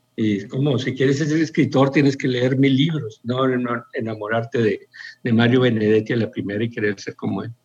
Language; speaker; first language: Spanish; native; Spanish